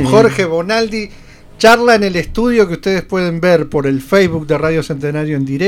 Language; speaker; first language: Spanish; native; Spanish